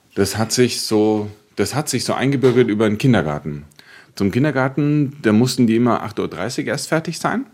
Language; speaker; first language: German; native; German